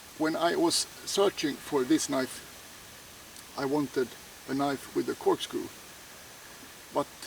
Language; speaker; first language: English; non-native, fluent; Swedish